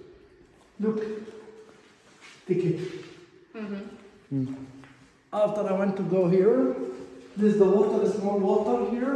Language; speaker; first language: English; non-native, learner; Arabic